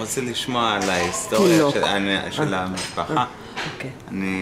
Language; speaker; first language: Hebrew; early bilingual, heritage; Hebrew